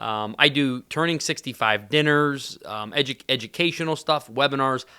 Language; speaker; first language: English; native; English